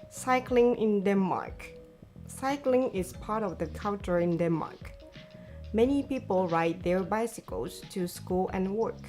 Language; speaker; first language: English; non-native, learner; Japanese